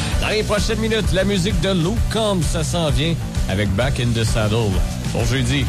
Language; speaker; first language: French; native; French